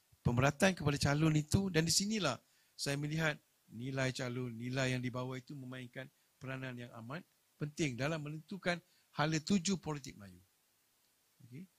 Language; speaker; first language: Malay; native; Malay